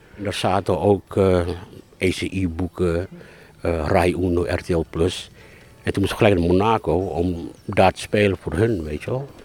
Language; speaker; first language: Dutch; early bilingual, other home language; Malay